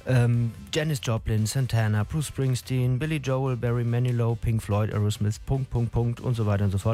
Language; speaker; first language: German; native; German